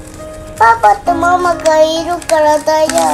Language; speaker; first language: Japanese; native; Japanese